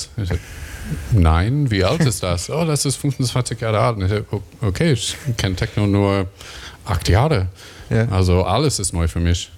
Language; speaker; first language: German; non-native, learner; English